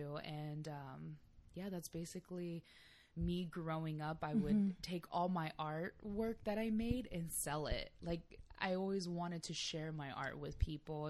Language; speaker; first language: English; native; English